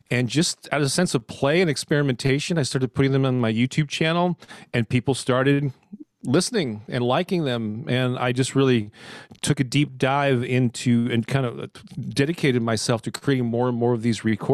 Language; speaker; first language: English; native; English